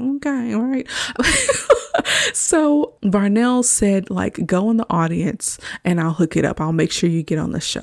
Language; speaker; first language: English; native; English